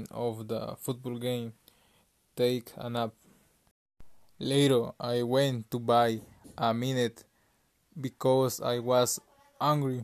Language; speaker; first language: English; non-native, learner; Spanish